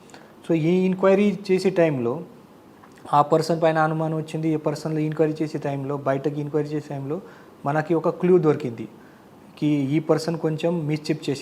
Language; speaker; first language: Telugu; non-native, fluent; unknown